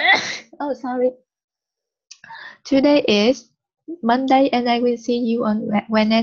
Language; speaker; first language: English; non-native, learner; Vietnamese